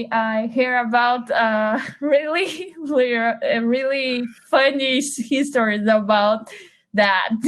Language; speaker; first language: English; non-native, learner; Portuguese